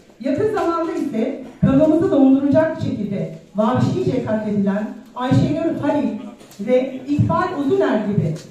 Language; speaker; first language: Turkish; native; Turkish